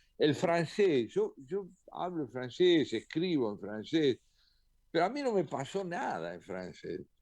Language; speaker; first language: Spanish; early bilingual, heritage; Spanish